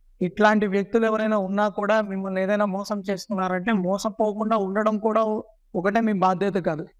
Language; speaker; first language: Telugu; native; Telugu